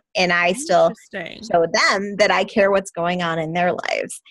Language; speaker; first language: English; native; English